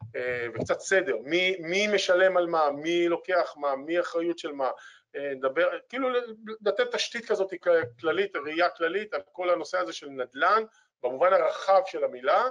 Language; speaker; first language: Hebrew; native; Hebrew